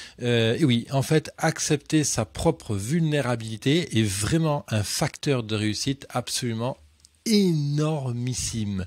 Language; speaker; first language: French; native; French